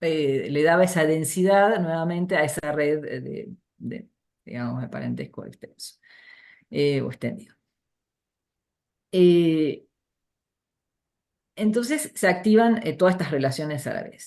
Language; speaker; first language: Spanish; native; Spanish